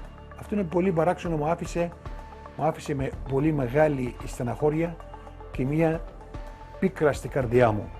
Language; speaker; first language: Greek; non-native, local second language; Turkish